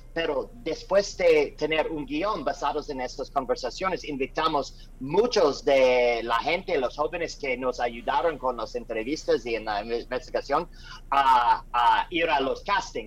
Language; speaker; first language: Spanish; non-native, learner; English